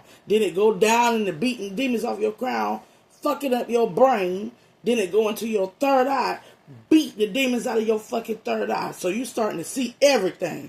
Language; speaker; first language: English; native; English